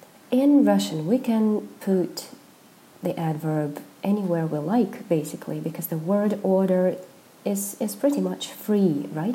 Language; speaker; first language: English; non-native, fluent; Russian